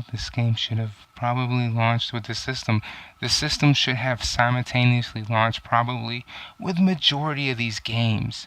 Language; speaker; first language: English; native; English